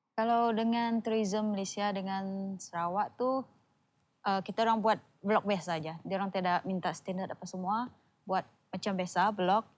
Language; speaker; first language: Malay; non-native, local second language; Iban